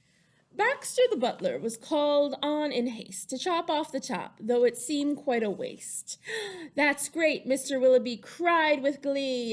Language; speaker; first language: English; native; English